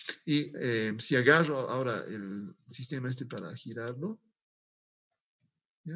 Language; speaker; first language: Spanish; native; Spanish